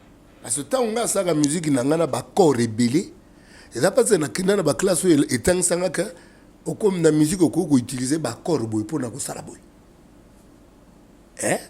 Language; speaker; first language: French; non-native, local second language; Lingala